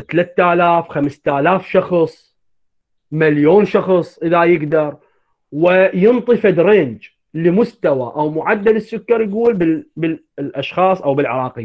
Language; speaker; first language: Arabic; native; Arabic